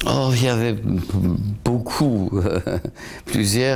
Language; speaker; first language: French; non-native, fluent; Polish